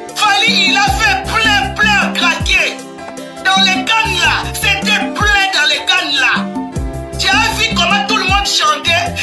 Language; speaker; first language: French; non-native, local second language; Lingala